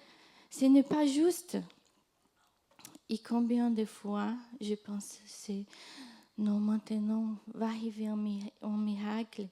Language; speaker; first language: French; non-native, fluent; Portuguese